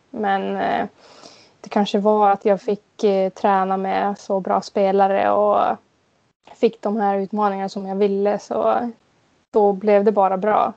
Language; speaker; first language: Swedish; non-native, local second language; Finnish